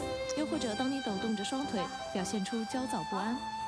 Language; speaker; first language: Chinese; native; Chinese